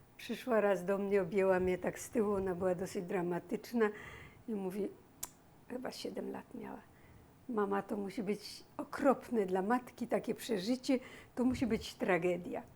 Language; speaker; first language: Polish; native; Polish